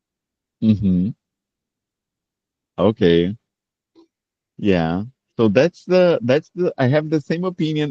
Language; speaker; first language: English; non-native, fluent; Portuguese